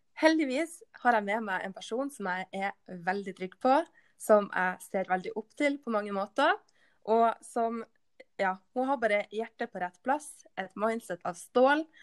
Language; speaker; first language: Norwegian; native; Norwegian